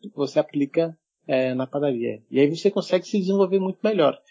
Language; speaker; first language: Portuguese; early bilingual, heritage; German